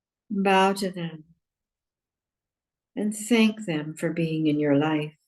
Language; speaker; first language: English; native; English